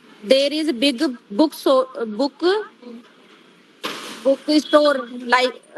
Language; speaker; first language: English; non-native, learner; Hindi